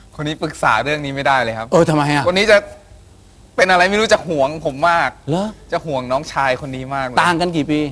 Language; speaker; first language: Thai; native; Thai